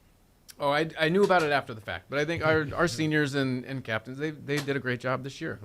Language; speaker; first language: English; native; English